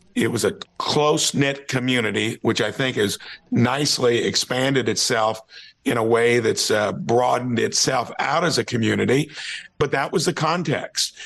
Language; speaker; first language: English; native; English